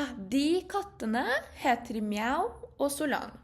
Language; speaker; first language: Norwegian; non-native, fluent; Portuguese